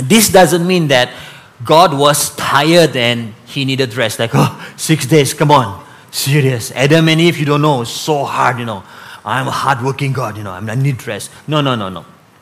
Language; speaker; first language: English; non-native, local second language; Malay